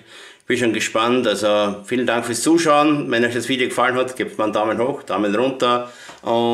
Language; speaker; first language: German; native; German